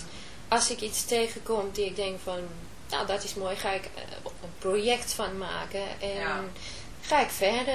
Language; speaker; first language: Dutch; non-native, fluent; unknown